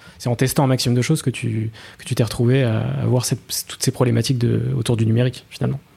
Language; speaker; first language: French; native; French